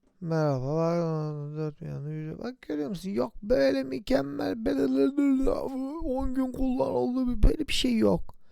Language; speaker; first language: Turkish; native; Turkish